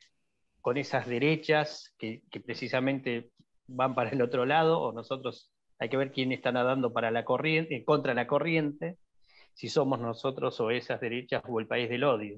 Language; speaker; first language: Spanish; native; Spanish